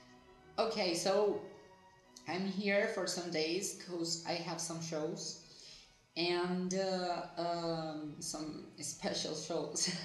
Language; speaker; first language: English; non-native, fluent; Portuguese